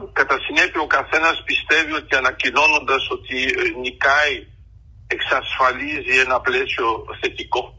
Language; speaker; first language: Greek; early bilingual, heritage; Greek